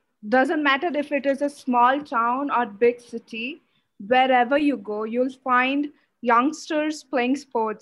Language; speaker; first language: English; non-native, local second language; Odia